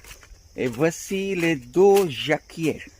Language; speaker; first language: French; non-native, fluent; Bangla